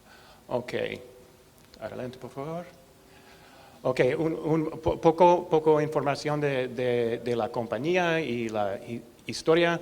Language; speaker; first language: Spanish; non-native, learner; English